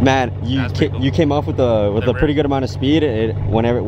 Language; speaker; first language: English; native; English